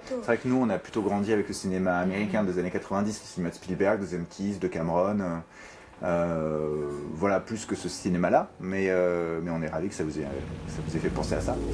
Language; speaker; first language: French; native; French